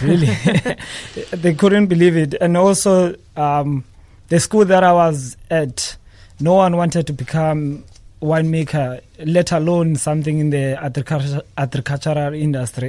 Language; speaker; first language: English; non-native, local second language; Xhosa